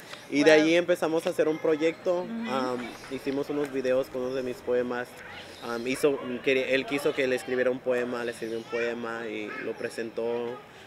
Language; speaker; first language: Spanish; early bilingual, heritage; Spanish